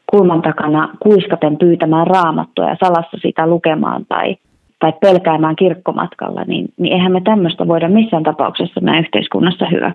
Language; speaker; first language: Finnish; native; Finnish